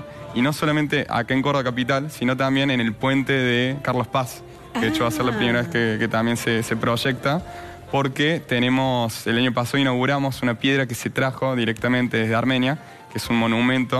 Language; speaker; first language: Spanish; native; Spanish